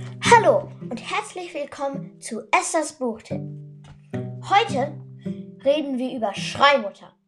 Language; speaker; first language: German; non-native, fluent; English